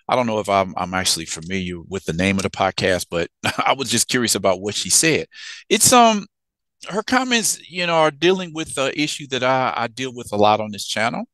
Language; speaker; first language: English; native; English